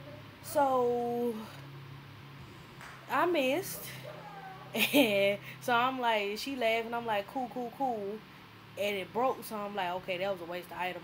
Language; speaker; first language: English; native; English